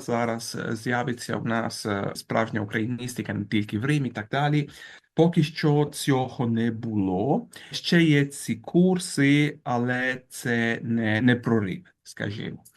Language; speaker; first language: Ukrainian; non-native, fluent; Italian